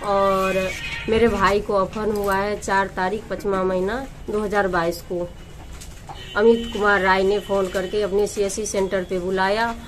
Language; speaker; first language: Hindi; native; Hindi